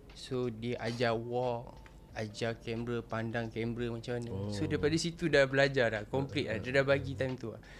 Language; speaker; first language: Malay; native; Malay